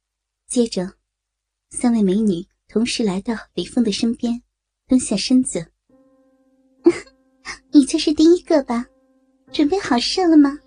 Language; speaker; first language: Chinese; native; Chinese